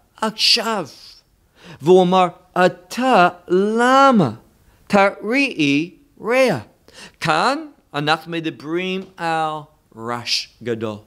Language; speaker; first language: Hebrew; non-native, fluent; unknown